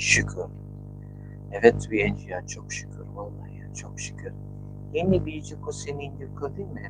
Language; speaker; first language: Turkish; non-native, learner; Filipino